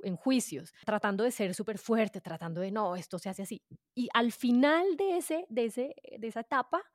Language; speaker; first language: Spanish; native; Spanish